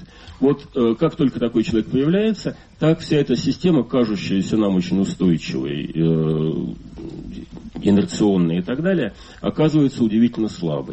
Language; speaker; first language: Russian; native; Russian